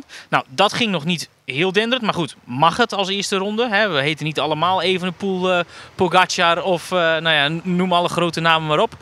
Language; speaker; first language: Dutch; native; Dutch